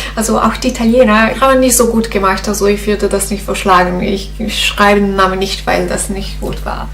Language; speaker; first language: German; non-native, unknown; Italian